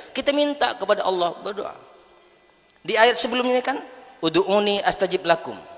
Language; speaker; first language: Malay; native; Malay